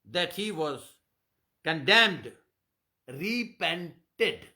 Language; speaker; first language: English; non-native, local second language; Hindi